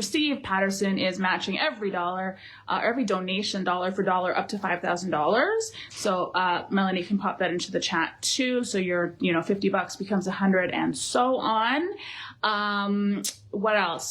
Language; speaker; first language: English; native; English